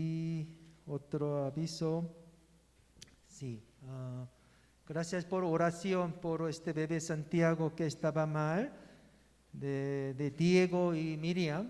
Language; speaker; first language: Spanish; non-native, learner; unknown